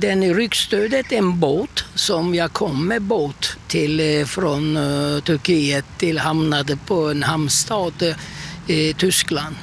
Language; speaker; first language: Swedish; non-native, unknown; Turkish